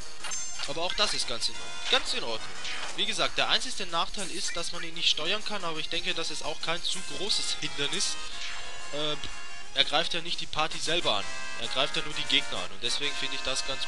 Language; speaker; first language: German; native; German